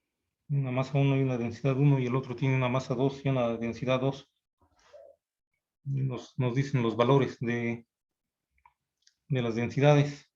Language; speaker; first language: Spanish; native; Spanish